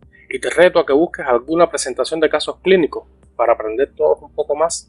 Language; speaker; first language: Spanish; native; Spanish